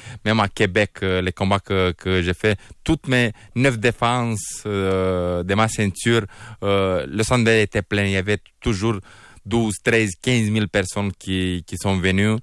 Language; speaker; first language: French; non-native, fluent; Romanian